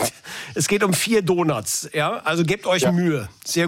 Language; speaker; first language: German; native; German